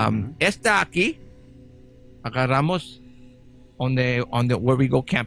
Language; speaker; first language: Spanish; early bilingual, heritage; Spanish